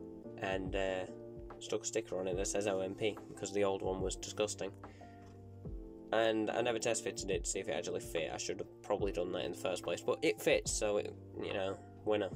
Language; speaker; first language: English; native; English